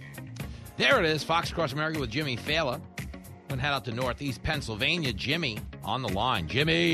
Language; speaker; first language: English; native; English